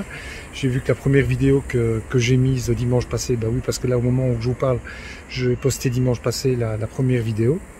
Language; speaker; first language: French; native; French